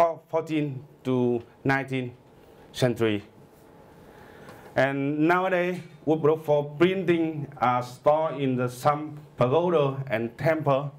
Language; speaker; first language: English; non-native, learner; Vietnamese